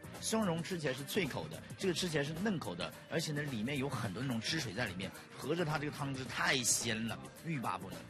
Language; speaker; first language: Chinese; native; Chinese